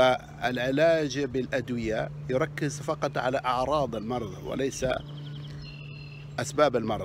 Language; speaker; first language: Arabic; native; Arabic